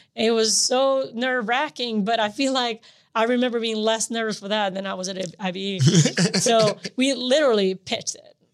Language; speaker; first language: English; non-native, fluent; Serbian